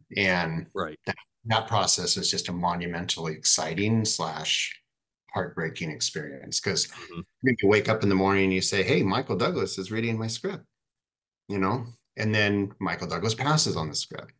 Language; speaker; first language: English; native; English